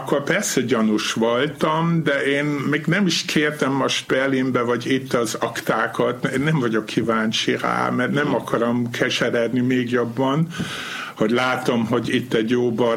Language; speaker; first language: Hungarian; non-native, fluent; German